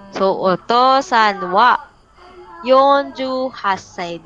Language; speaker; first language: Japanese; non-native, fluent; Filipino